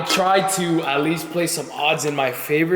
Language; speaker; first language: English; native; English